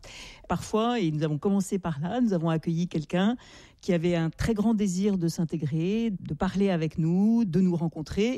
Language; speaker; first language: French; native; French